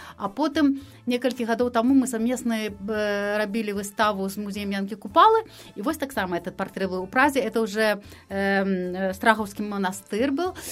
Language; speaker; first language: Belarusian; non-native, local second language; Russian